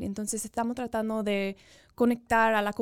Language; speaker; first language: Spanish; early bilingual, other home language; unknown